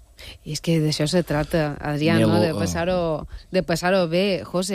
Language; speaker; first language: Catalan; native; Catalan